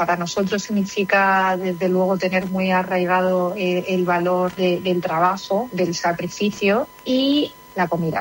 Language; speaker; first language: Spanish; native; Spanish